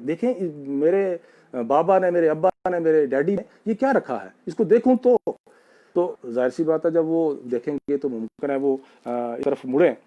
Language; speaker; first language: Urdu; non-native, local second language; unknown